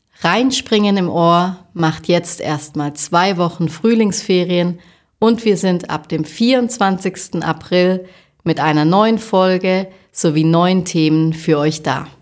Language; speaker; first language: German; non-native, learner; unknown